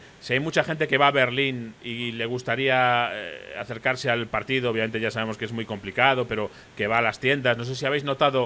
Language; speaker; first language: Spanish; native; Spanish